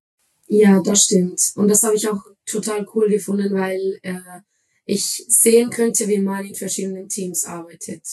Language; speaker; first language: German; non-native, fluent; Spanish